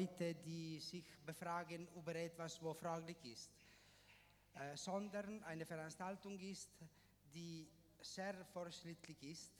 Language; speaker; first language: German; non-native, fluent; Italian